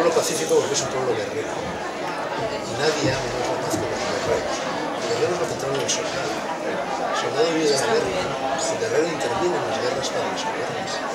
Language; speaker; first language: Spanish; native; Spanish